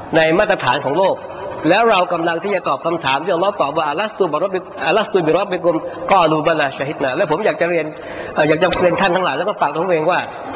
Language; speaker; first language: Thai; non-native, local second language; Pattani Malay